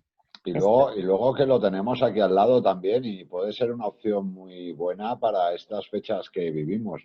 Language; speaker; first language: Spanish; native; Spanish